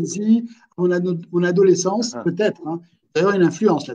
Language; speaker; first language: French; native; French